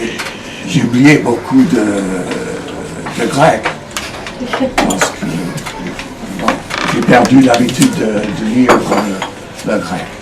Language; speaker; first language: French; non-native, fluent; English